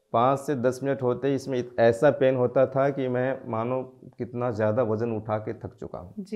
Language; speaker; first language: Hindi; native; Hindi